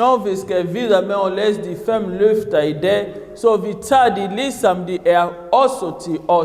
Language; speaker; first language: Danish; non-native, fluent; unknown